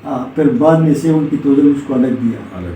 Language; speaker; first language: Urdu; non-native, local second language; Pashto